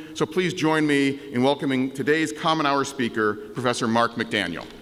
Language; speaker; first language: English; native; English